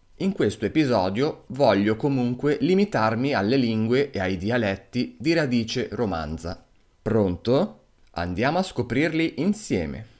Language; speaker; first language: Italian; native; Italian